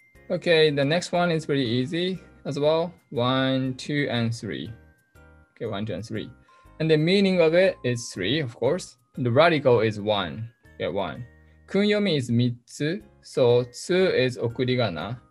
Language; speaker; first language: English; non-native, fluent; Japanese